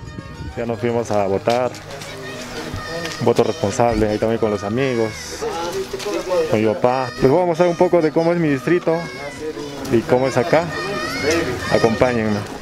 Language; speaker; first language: Spanish; native; Spanish